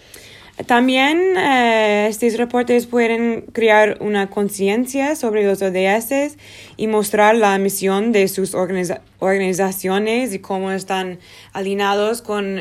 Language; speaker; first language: Spanish; non-native, learner; Portuguese